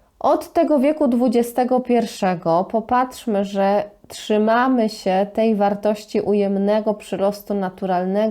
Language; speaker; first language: Polish; native; Polish